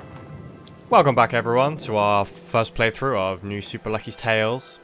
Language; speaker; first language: English; native; English